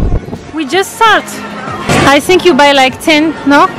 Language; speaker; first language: English; non-native, learner; French